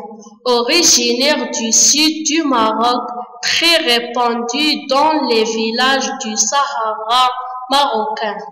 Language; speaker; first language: French; non-native, learner; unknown